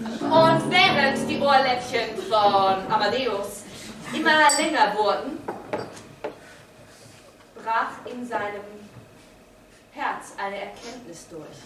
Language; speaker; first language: German; native; German